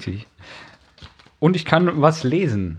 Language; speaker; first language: German; native; German